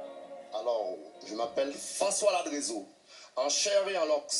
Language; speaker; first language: French; native; French